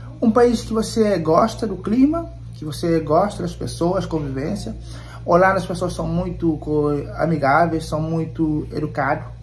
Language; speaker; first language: Portuguese; non-native, local second language; Kabuverdianu